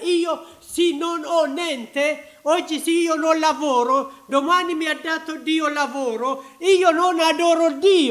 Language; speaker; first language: Italian; non-native, learner; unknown